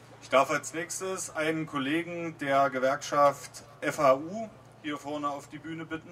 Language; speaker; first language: German; native; German